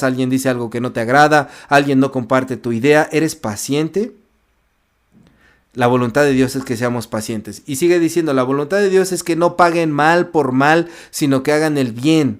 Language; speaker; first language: Spanish; native; Spanish